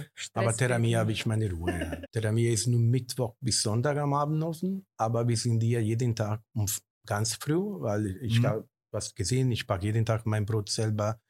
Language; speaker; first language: German; non-native, fluent; Italian